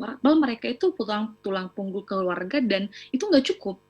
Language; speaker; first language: Indonesian; native; Indonesian